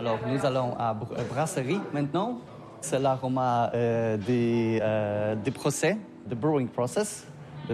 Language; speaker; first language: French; non-native, learner; Polish